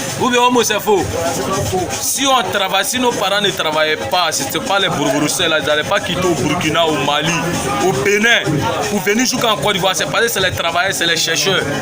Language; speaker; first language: French; non-native, local second language; Bambara